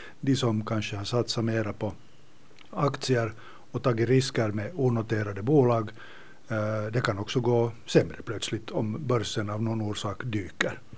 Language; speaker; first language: Swedish; native; Swedish